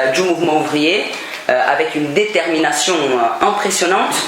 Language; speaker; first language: French; non-native, fluent; Portuguese